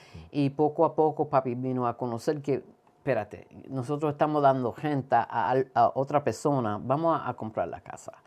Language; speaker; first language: Spanish; early bilingual, heritage; Spanish